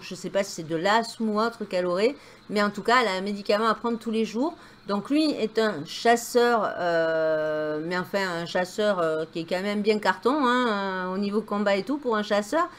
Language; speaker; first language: French; native; French